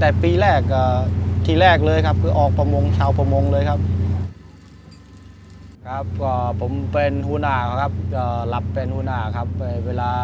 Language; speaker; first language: Thai; non-native, fluent; Khmer